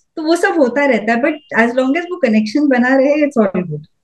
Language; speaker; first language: Hindi; native; Hindi